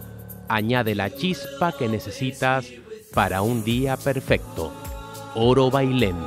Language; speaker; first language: Spanish; native; Spanish